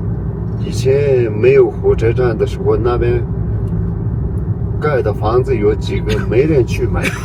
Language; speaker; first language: Chinese; non-native, local second language; Tibetan